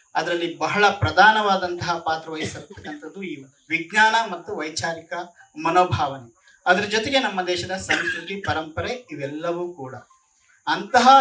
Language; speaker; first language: Kannada; native; Kannada